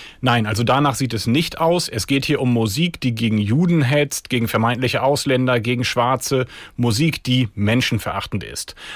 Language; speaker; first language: German; native; German